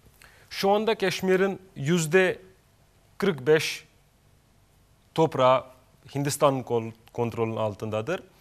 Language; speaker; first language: Turkish; non-native, fluent; Kashmiri